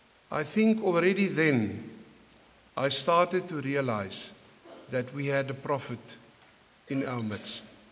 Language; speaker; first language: English; non-native, local second language; Afrikaans